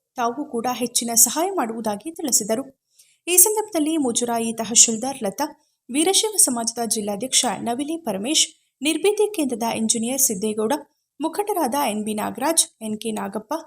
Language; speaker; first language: Kannada; native; Kannada